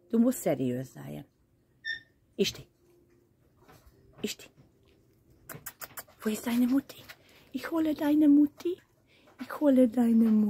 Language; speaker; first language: German; non-native, learner; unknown